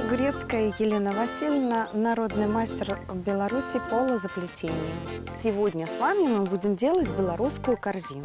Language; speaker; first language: Russian; native; Russian